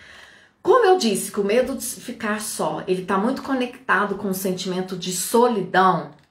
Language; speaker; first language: Portuguese; native; Portuguese